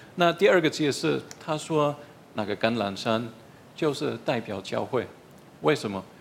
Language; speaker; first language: Chinese; non-native, fluent; German